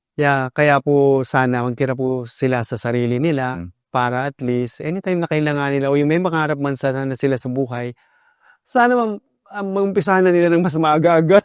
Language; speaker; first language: Filipino; native; Filipino